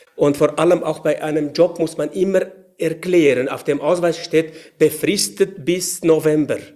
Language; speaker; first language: German; non-native, fluent; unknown